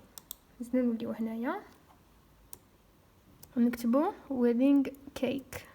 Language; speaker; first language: Arabic; native; Arabic